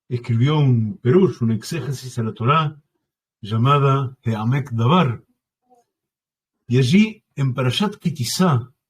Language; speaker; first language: Spanish; native; Spanish